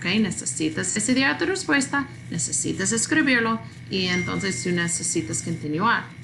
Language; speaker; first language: Spanish; non-native, learner; English